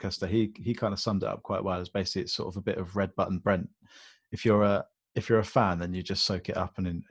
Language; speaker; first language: English; native; English